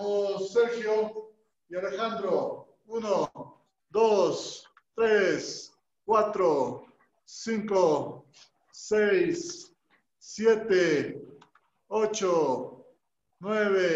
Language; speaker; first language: Spanish; native; Spanish